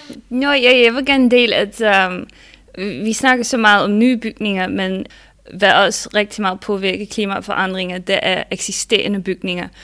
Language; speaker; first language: Danish; non-native, fluent; Dutch